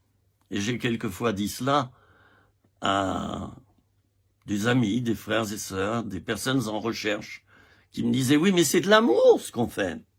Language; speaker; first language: French; native; French